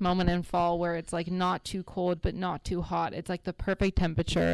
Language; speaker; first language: English; non-native, fluent; Hebrew